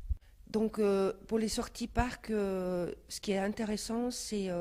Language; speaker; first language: French; non-native, fluent; German